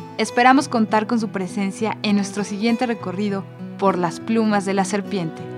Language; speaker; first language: Spanish; native; Spanish